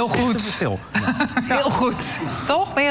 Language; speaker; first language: Dutch; native; Dutch